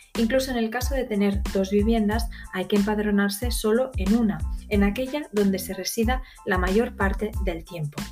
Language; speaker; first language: Spanish; native; Spanish